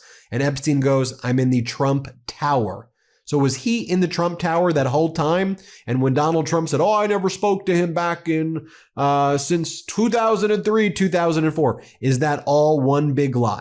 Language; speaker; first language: English; native; English